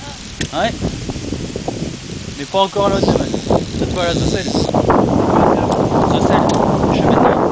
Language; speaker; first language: French; native; French